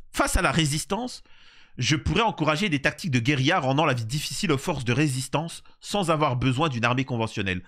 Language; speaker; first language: French; native; French